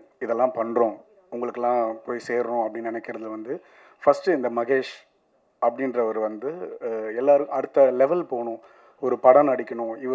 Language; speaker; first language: Tamil; native; Tamil